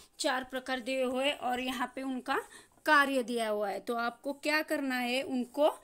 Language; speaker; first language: Hindi; non-native, local second language; Marathi